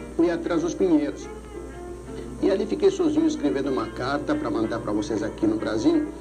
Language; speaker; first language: Portuguese; early bilingual, other home language; Greek